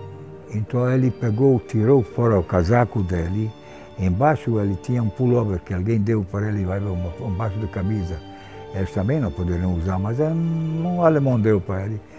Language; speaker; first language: Portuguese; non-native, fluent; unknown